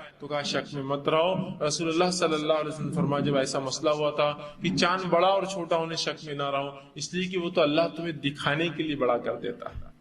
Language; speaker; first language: Urdu; native; Urdu